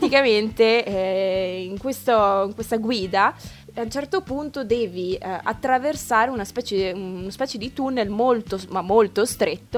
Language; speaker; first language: Italian; native; Italian